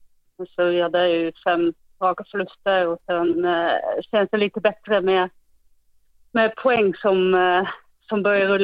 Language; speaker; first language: Swedish; non-native, fluent; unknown